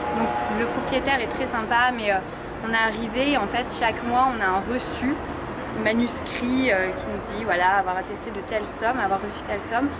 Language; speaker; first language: French; native; French